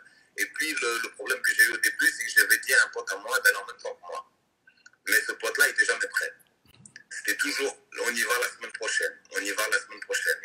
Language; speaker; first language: French; native; French